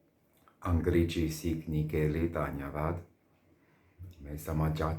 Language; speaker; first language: Hindi; non-native, learner; English